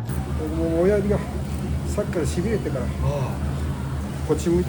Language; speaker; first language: Japanese; native; Japanese